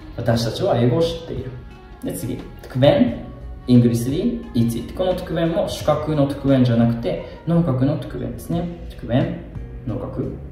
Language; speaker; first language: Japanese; native; Japanese